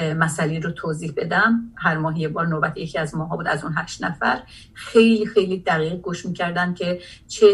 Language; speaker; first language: Persian; non-native, local second language; Azerbaijani